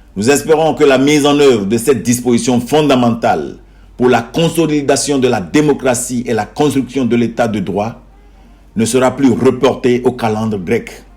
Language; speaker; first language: French; native; French